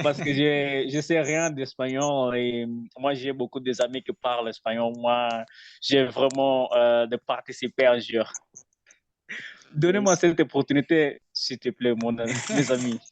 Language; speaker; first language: French; non-native, learner; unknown